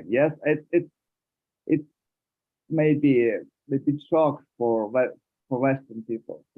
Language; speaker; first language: English; non-native, learner; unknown